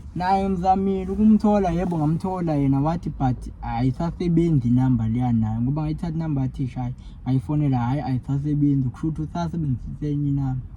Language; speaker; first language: Zulu; native; Zulu